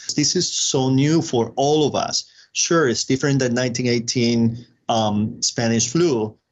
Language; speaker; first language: English; non-native, fluent; Spanish